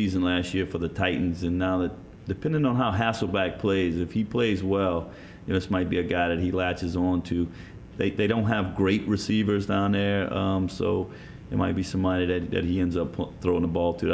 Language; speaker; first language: English; native; English